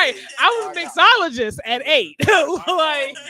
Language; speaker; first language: English; native; English